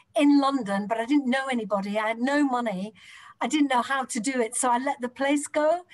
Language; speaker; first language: English; native; English